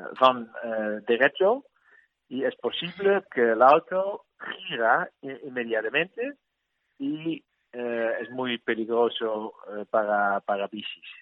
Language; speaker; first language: Spanish; non-native, learner; Dutch